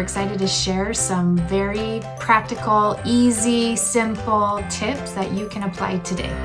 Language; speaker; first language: English; native; English